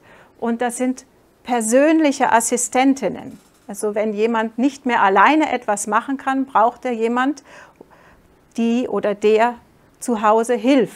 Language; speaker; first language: German; non-native, fluent; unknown